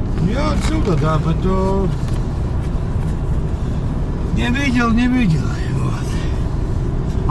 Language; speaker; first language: Russian; native; Russian